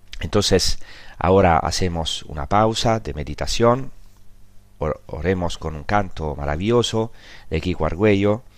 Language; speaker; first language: Spanish; non-native, fluent; Italian